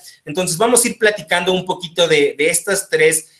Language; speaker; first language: Spanish; native; Spanish